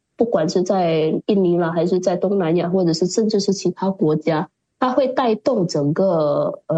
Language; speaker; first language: Chinese; early bilingual, heritage; Chinese